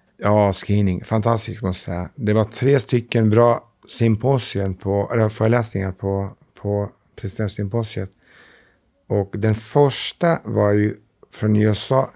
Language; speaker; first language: Swedish; non-native, fluent; Kurdish